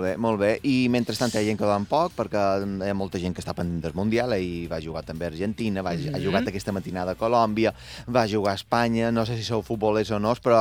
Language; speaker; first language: Catalan; native; Catalan